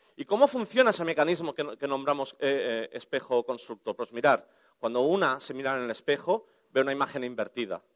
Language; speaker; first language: Spanish; native; Spanish